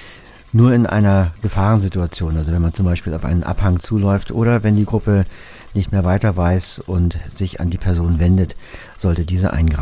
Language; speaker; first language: German; native; German